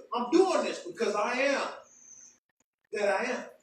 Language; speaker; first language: English; native; English